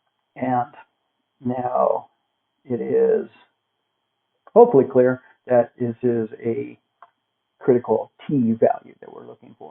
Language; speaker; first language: English; native; English